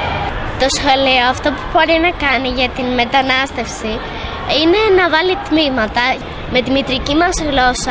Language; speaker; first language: Greek; early bilingual, other home language; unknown